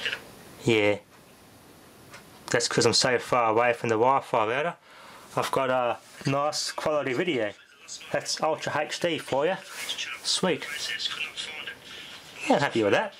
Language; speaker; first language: English; native; English